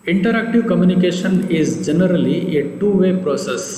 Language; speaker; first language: English; non-native, local second language; Kannada